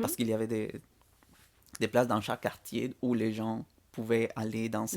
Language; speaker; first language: French; non-native, fluent; Spanish